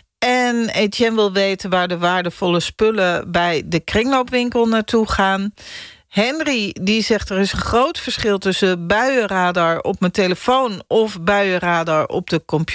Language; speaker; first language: Dutch; native; Dutch